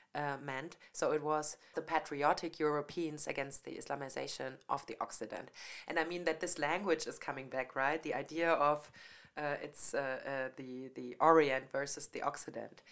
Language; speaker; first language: English; non-native, fluent; German